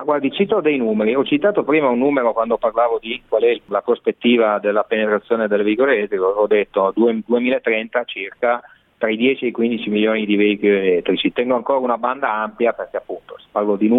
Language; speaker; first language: Italian; native; Italian